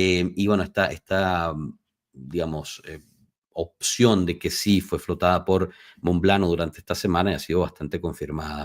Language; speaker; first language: Spanish; native; Spanish